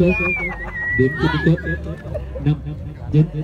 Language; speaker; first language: Vietnamese; native; Vietnamese